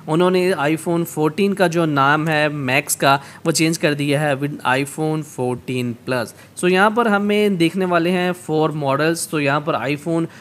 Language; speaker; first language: Urdu; native; Urdu